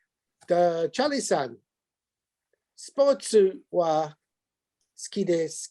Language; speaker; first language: Japanese; non-native, learner; English